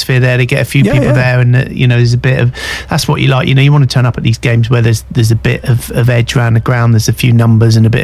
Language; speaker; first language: English; native; English